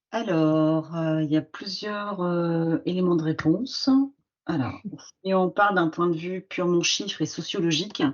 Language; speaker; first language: French; native; French